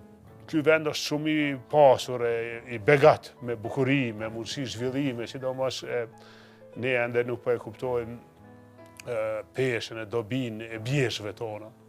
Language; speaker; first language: Albanian; native; Albanian